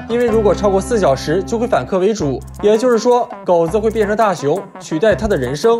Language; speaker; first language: Chinese; native; Chinese